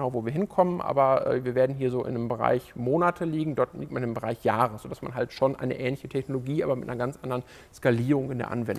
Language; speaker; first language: German; native; German